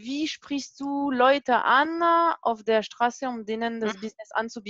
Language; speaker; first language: German; non-native, fluent; French